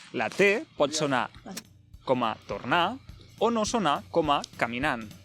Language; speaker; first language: Catalan; native; Catalan